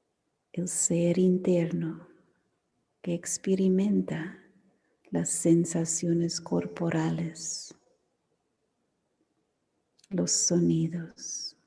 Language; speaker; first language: Spanish; non-native, fluent; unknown